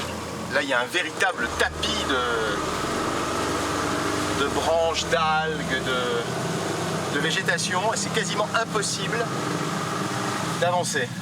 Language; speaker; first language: French; native; French